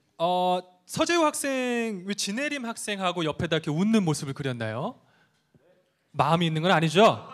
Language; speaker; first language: Korean; native; Korean